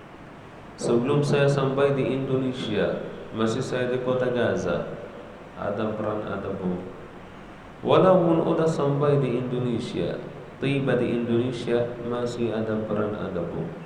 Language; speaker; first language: Indonesian; non-native, learner; Arabic